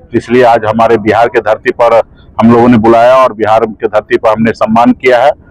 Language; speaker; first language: Hindi; native; Hindi